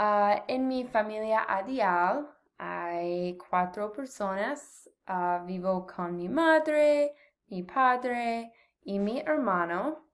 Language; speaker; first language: Spanish; non-native, learner; English